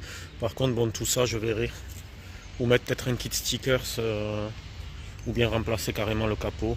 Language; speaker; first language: French; native; French